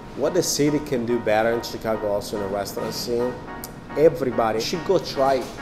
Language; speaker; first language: English; non-native, fluent; Italian